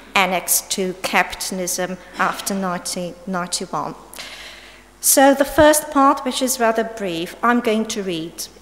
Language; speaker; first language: English; non-native, fluent; Slovenian